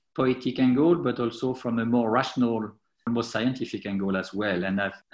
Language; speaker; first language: English; non-native, fluent; French